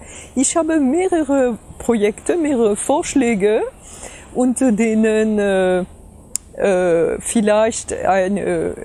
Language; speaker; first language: German; non-native, fluent; French